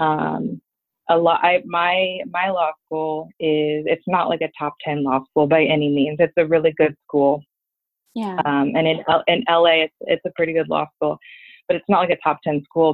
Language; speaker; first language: English; native; English